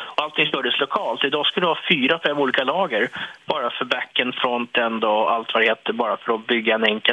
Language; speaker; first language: Swedish; native; Swedish